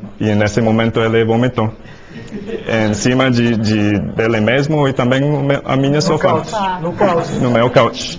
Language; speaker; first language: Portuguese; non-native, learner; English